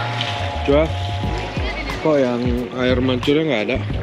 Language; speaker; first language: Indonesian; native; Indonesian